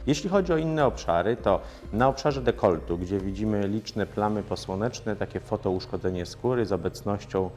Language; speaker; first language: Polish; native; Polish